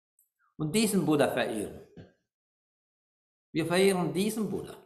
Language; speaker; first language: German; non-native, learner; Sinhala